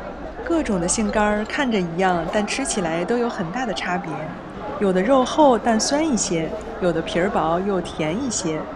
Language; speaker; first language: Chinese; native; Chinese